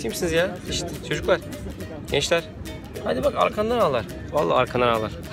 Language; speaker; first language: Turkish; native; Turkish